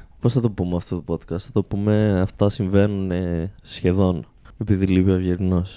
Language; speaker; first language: Greek; native; Greek